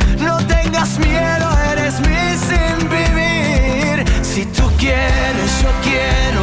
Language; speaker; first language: Spanish; non-native, learner; Swedish